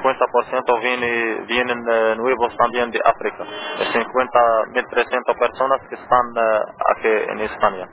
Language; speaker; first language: Spanish; non-native, learner; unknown